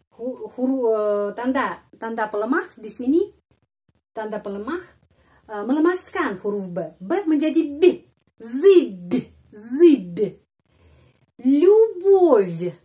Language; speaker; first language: Indonesian; non-native, fluent; Russian